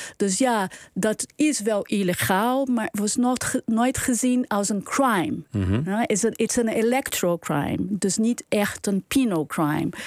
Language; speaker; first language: Dutch; non-native, fluent; Portuguese